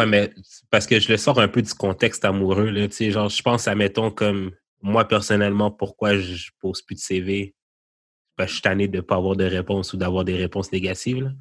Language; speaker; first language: French; native; French